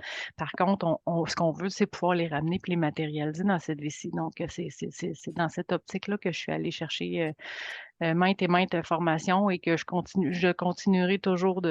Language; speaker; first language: French; native; French